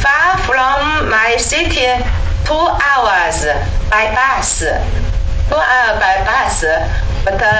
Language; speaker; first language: English; non-native, learner; Chinese